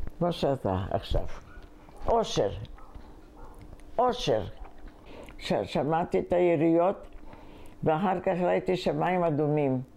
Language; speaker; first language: Hebrew; non-native, fluent; Polish